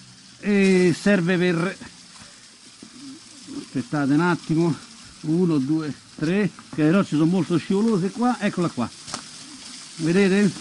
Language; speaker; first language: Italian; native; Italian